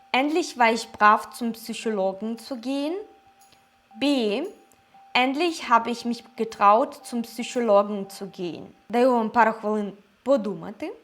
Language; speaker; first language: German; non-native, fluent; Ukrainian